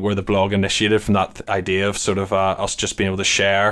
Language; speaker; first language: English; native; English